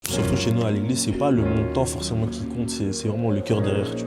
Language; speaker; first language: French; native; French